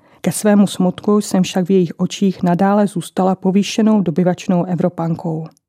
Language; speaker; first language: Czech; native; Czech